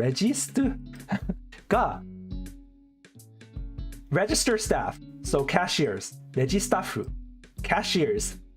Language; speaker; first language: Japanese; non-native, learner; English